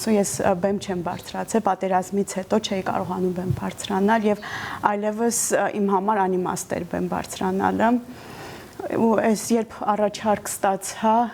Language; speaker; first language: Armenian; native; Armenian